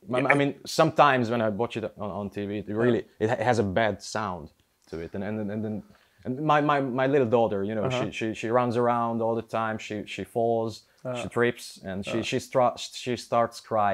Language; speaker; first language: English; non-native, fluent; Hungarian